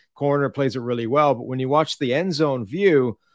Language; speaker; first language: English; native; English